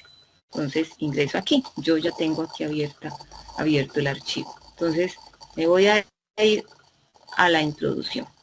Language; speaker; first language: Spanish; native; Spanish